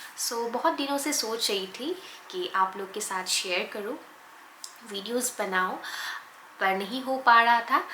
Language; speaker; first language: Hindi; non-native, local second language; Assamese